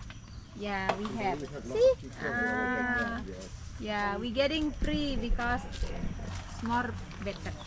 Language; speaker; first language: English; non-native, learner; Balinese